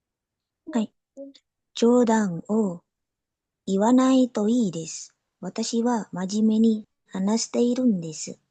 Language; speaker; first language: Japanese; non-native, learner; Indonesian